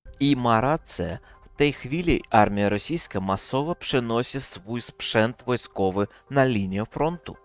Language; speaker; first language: Polish; non-native, fluent; Russian